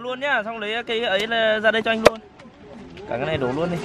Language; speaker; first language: Vietnamese; native; Vietnamese